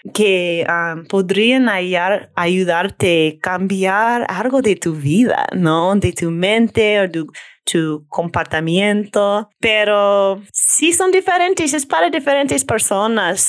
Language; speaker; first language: Spanish; non-native, learner; English